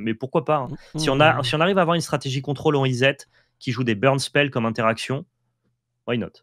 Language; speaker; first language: French; native; French